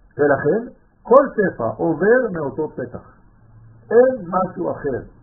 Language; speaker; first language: Hebrew; non-native, fluent; French